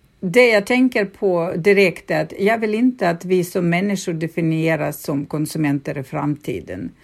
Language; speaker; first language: Swedish; non-native, fluent; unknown